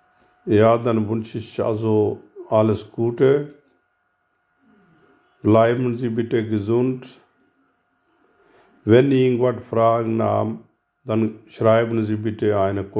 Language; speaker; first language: German; non-native, learner; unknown